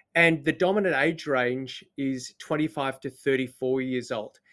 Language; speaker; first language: English; native; English